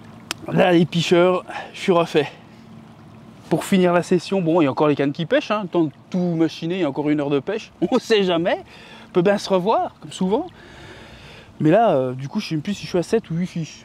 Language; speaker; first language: French; native; French